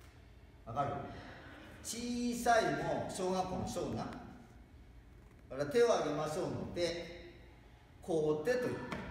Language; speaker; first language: Japanese; native; Japanese